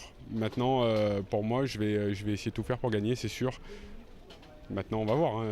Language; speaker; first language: French; native; French